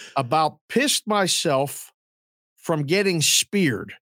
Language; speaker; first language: English; native; English